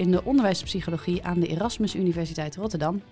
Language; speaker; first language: Dutch; native; Dutch